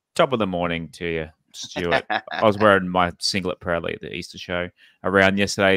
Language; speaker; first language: English; native; English